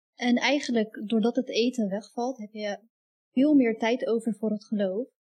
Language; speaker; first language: Dutch; early bilingual, other home language; Arabic